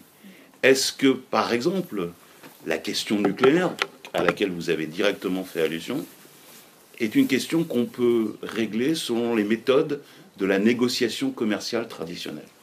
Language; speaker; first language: French; native; French